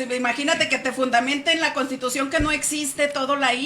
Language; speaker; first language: Spanish; native; Spanish